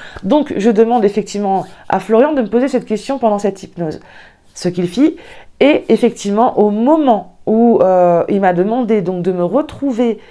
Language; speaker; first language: French; native; French